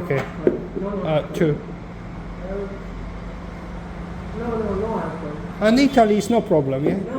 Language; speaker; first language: English; non-native, learner; Polish